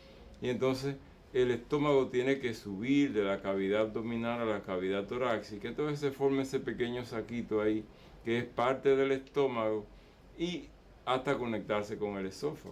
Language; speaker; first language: Spanish; native; Spanish